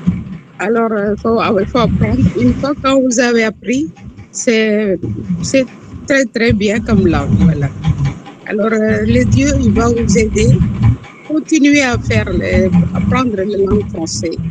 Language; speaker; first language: French; non-native, local second language; Tamil